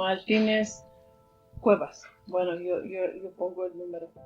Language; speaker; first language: Spanish; early bilingual, heritage; Spanish